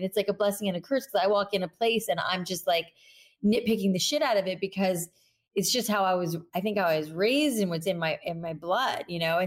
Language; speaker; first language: English; native; English